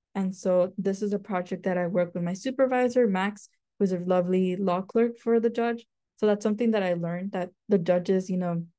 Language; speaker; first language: English; native; English